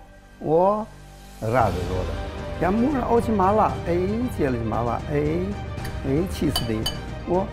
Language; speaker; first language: Russian; non-native, learner; Chinese